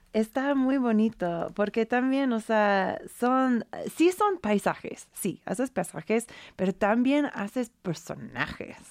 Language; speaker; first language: Spanish; non-native, fluent; English